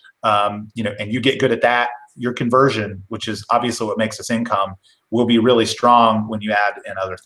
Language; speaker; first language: English; native; English